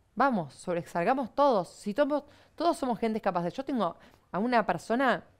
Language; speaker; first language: Spanish; native; Spanish